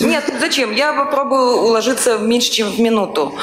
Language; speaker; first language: Russian; native; Russian